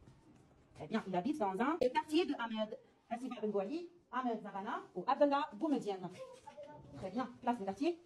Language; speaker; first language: French; non-native, local second language; Arabic